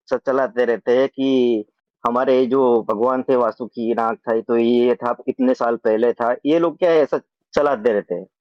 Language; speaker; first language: Hindi; non-native, local second language; Gujarati